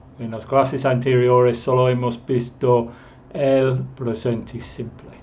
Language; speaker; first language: Spanish; non-native, fluent; English